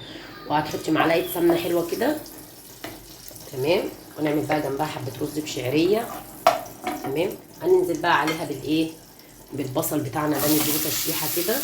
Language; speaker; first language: Arabic; native; Arabic